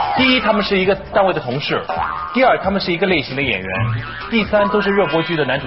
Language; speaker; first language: Chinese; native; Chinese